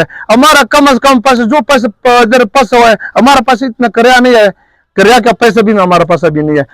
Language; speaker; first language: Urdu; non-native, learner; Pashto